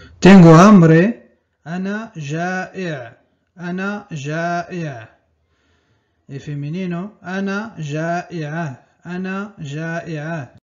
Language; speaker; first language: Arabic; non-native, fluent; Spanish